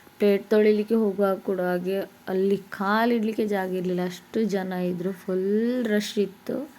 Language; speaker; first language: Kannada; non-native, local second language; Tulu